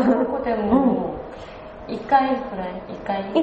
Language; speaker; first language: Japanese; non-native, learner; Korean